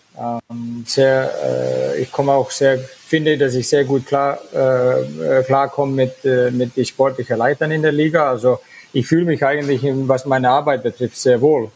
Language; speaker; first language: German; non-native, fluent; Finnish